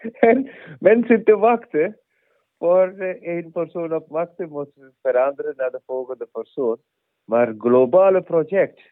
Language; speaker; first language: Dutch; non-native, learner; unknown